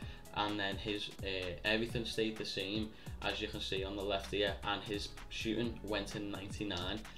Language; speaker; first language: English; native; English